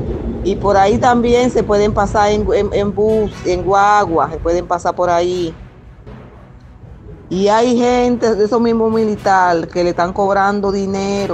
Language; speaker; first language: Spanish; native; Spanish